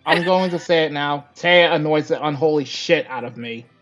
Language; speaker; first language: English; native; English